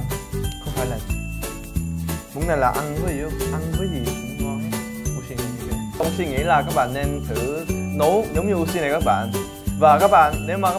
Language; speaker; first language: Vietnamese; non-native, fluent; Korean